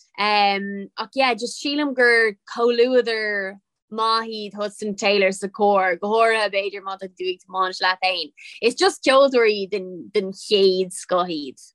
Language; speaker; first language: Irish; non-native, local second language; English